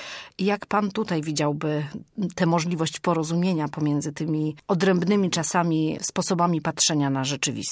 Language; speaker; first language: Polish; native; Polish